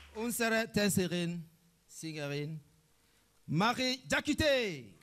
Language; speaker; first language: German; non-native, learner; Mandingo